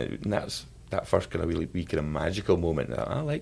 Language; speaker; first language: English; native; English